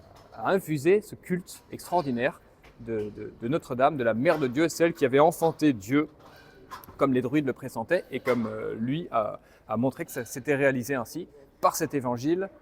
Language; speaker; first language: French; native; French